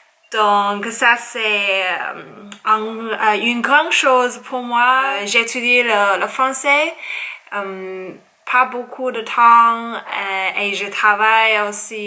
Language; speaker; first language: French; non-native, learner; Chinese